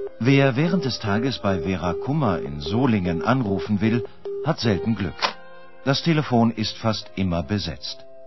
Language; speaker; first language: German; native; German